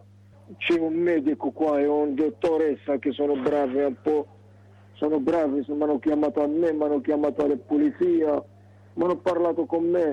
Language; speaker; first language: Italian; non-native, learner; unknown